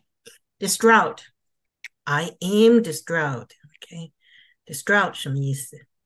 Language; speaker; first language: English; non-native, fluent; Chinese